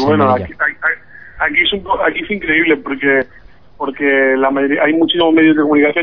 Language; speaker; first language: Spanish; native; Spanish